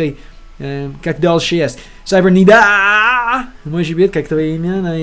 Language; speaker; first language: Russian; non-native, learner; English